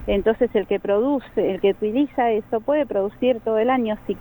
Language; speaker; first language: Spanish; native; Spanish